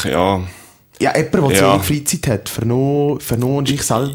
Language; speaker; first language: German; native; German